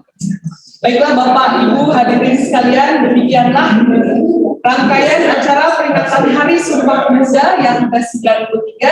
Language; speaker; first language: Indonesian; native; Indonesian